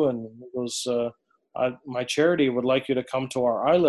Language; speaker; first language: English; native; English